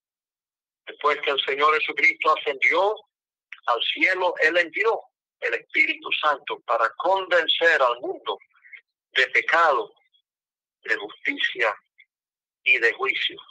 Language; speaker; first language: Spanish; non-native, fluent; English